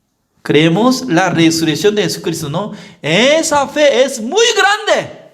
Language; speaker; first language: Spanish; non-native, learner; Korean